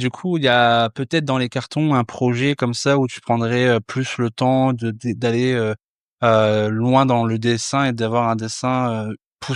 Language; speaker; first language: French; native; French